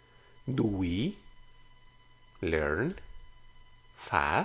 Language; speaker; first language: English; non-native, fluent; Spanish